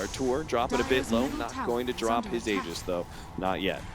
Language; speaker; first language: English; native; English